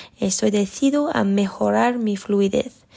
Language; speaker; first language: Spanish; non-native, learner; English